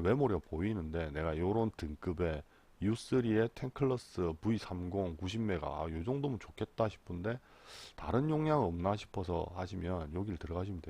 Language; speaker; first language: Korean; native; Korean